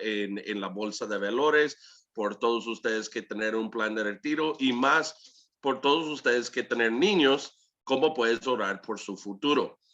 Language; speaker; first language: Spanish; early bilingual, heritage; English